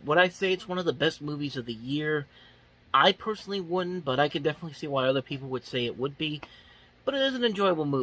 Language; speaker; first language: English; native; English